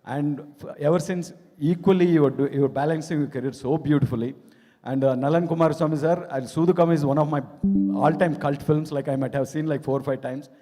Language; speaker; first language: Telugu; native; Telugu